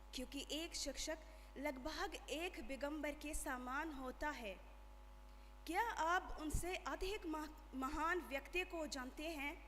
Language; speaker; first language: Hindi; non-native, learner; Arabic